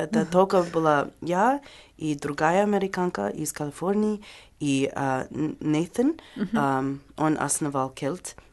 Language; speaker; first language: Russian; non-native, learner; English